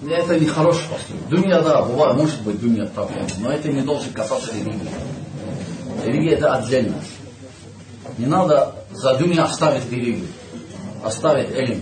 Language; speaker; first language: Russian; non-native, learner; Azerbaijani